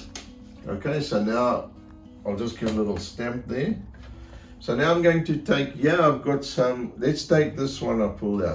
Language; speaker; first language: English; native; English